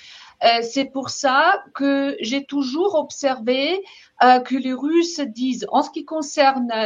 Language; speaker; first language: French; non-native, fluent; German